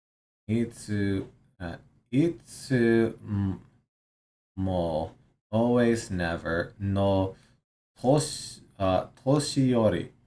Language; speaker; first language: Japanese; non-native, learner; English